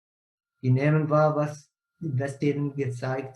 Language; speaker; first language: German; non-native, fluent; Persian